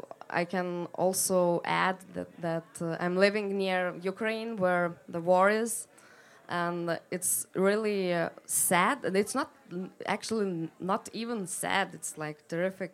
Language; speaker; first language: English; non-native, fluent; Lithuanian